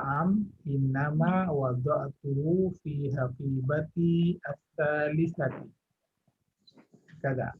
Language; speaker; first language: Arabic; non-native, fluent; Indonesian